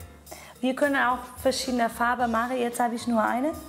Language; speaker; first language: German; non-native, fluent; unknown